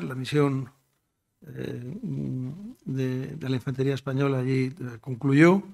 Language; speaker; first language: Spanish; native; Spanish